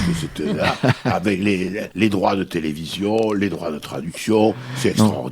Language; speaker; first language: French; native; French